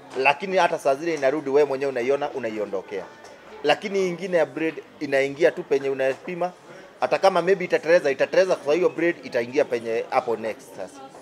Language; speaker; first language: Swahili; non-native, local second language; Kikuyu